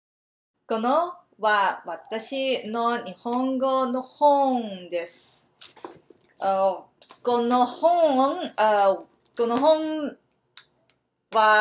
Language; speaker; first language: Japanese; non-native, learner; English